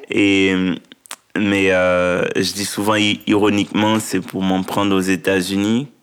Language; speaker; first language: French; non-native, local second language; Haitian Creole